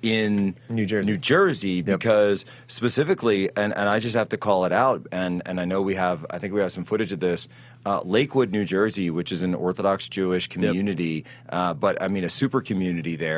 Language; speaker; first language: English; native; English